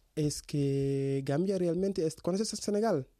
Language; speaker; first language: Spanish; non-native, learner; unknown